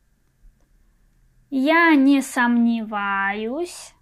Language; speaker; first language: Russian; non-native, fluent; Persian